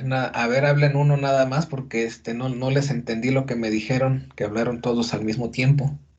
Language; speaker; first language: Spanish; native; Spanish